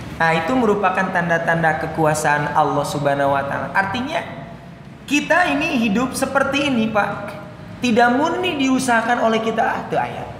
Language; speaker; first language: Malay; non-native, local second language; Sundanese